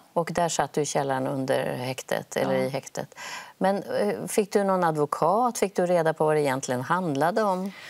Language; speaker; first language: Swedish; native; Swedish